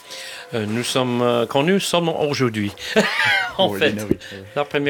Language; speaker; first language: French; non-native, learner; English